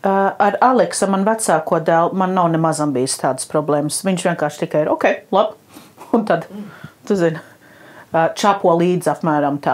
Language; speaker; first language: Latvian; early bilingual, heritage; Latvian